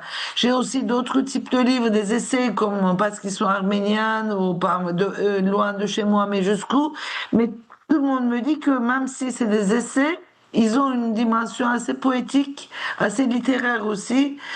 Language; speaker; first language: French; non-native, fluent; Turkish